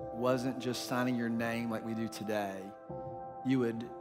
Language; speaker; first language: English; native; English